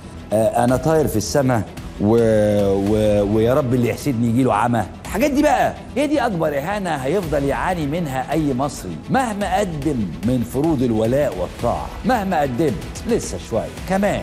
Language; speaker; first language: Arabic; native; Arabic